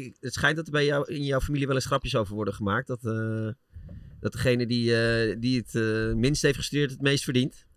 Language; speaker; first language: Dutch; native; Dutch